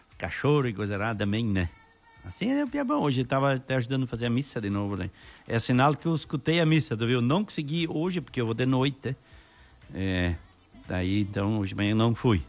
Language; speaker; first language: Portuguese; native; Portuguese